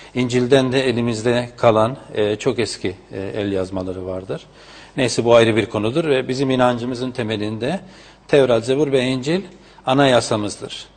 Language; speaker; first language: Turkish; non-native, fluent; Spanish